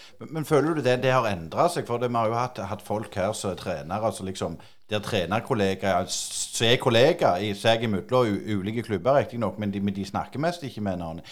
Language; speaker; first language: Norwegian; native; Norwegian